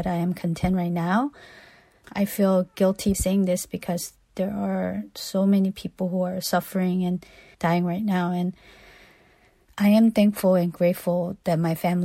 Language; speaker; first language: English; non-native, fluent; Korean